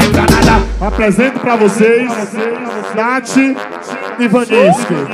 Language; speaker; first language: Portuguese; native; Portuguese